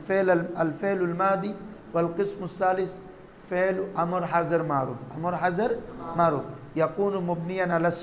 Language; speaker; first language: Arabic; non-native, fluent; Bangla